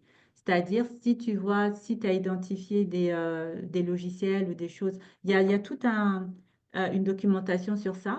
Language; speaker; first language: French; native; French